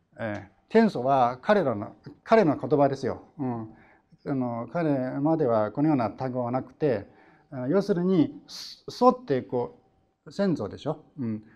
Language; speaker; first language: Japanese; non-native, fluent; Chinese